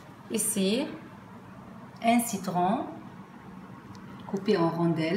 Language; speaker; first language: French; non-native, fluent; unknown